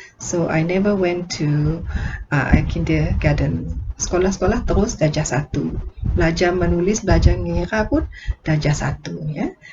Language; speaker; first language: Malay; native; Malay